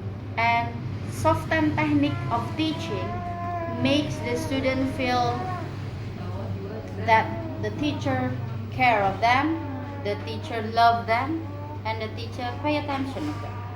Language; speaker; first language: English; non-native, fluent; Indonesian